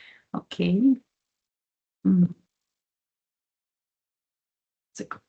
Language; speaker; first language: English; non-native, learner; Spanish